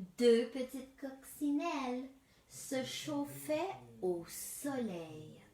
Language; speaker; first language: French; native; French